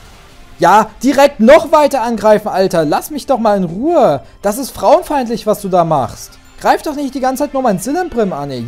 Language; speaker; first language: German; native; German